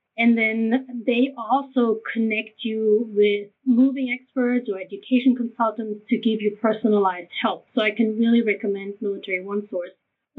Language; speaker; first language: English; non-native, fluent; German